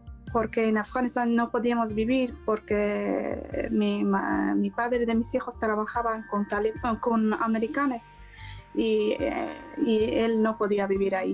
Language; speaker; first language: Spanish; non-native, learner; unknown